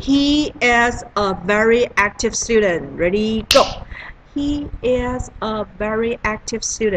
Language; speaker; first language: English; non-native, learner; Chinese